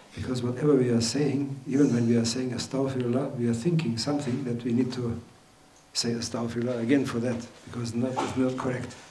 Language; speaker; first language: English; non-native, fluent; German